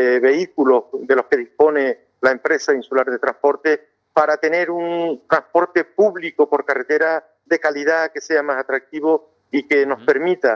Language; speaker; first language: Spanish; native; Spanish